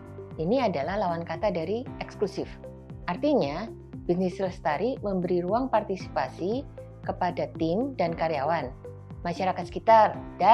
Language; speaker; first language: Indonesian; native; Indonesian